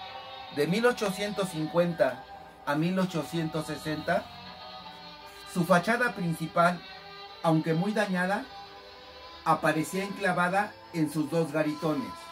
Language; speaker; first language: Spanish; native; Spanish